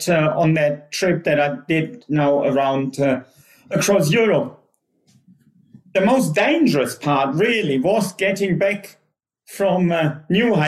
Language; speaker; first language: English; non-native, fluent; German